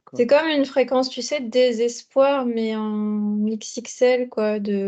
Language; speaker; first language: French; native; French